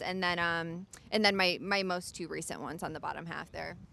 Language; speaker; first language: English; native; English